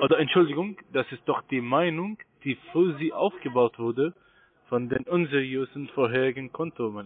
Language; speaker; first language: German; non-native, fluent; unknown